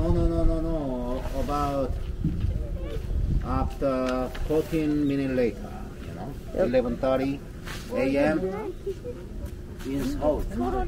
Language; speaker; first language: English; non-native, learner; Korean